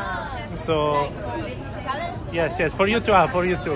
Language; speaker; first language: English; non-native, learner; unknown